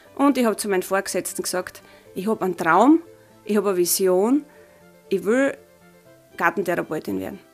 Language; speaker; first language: German; native; German